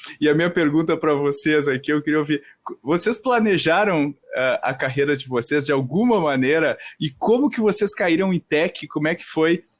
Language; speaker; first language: Portuguese; native; Portuguese